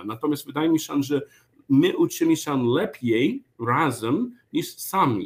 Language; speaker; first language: Polish; non-native, learner; English